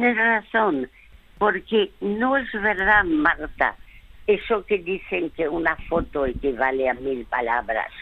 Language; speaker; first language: Spanish; early bilingual, other home language; French